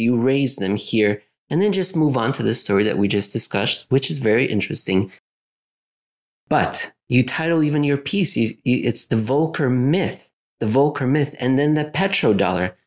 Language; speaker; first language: English; native; English